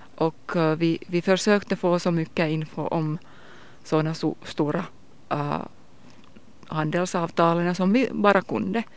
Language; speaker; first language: Swedish; non-native, local second language; Finnish